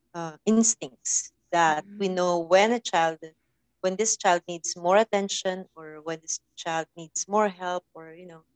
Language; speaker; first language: English; non-native, local second language; Filipino